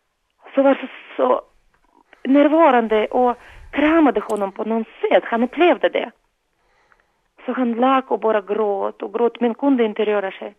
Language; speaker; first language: Swedish; non-native, learner; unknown